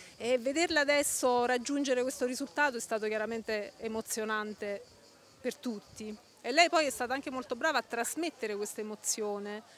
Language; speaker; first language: Italian; native; Italian